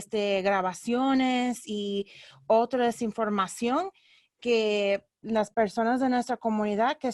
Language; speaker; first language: Spanish; early bilingual, heritage; Spanish